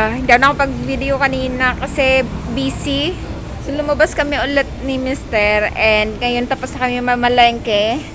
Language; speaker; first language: Filipino; native; Filipino